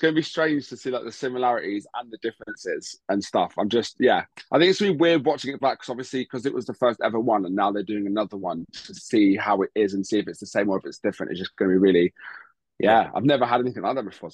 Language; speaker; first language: English; native; English